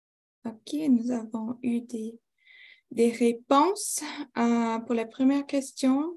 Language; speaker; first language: French; non-native, local second language; English